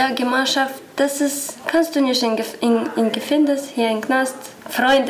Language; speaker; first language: German; non-native, learner; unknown